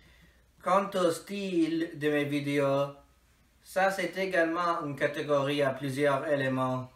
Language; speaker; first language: French; non-native, fluent; English